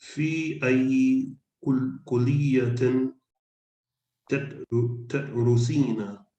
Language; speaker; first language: Arabic; non-native, learner; English